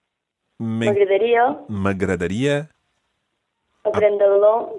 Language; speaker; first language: Catalan; non-native, learner; Spanish